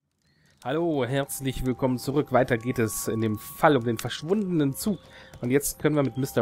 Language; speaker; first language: German; native; German